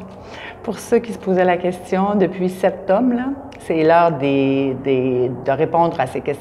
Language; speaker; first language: French; native; French